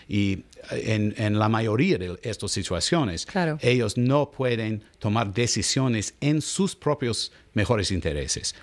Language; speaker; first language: Spanish; non-native, learner; English